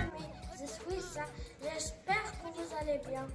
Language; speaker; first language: French; non-native, learner; Arabic